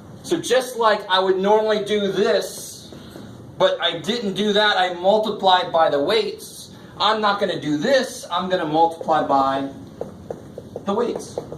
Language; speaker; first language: English; native; English